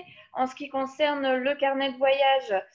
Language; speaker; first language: French; native; French